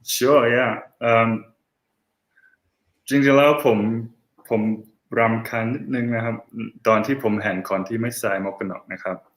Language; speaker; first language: Thai; non-native, fluent; English